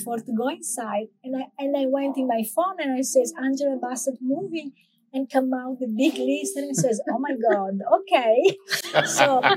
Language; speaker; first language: English; non-native, learner; Italian